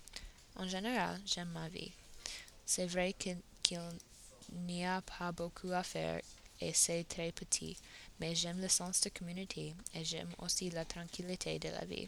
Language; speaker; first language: French; non-native, learner; English